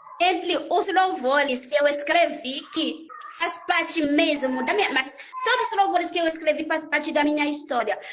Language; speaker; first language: Portuguese; non-native, learner; Haitian Creole